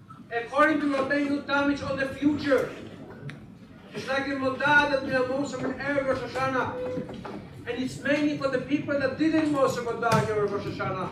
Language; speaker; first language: English; non-native, learner; Hebrew